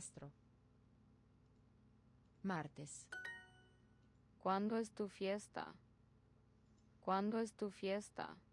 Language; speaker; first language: Spanish; non-native, learner; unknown